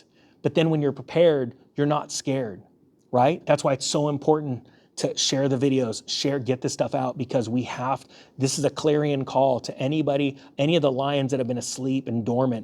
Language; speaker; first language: English; native; English